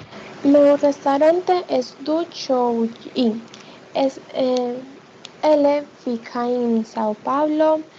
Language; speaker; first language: Portuguese; non-native, learner; Spanish